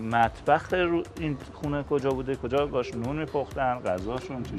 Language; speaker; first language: Persian; native; Persian